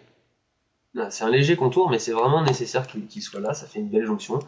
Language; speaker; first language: French; native; French